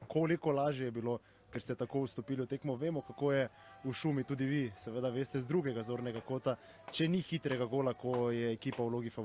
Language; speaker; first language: Slovenian; native; Slovenian